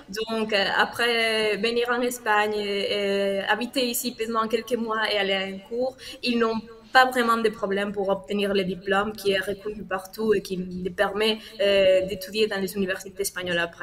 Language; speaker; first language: French; non-native, fluent; Spanish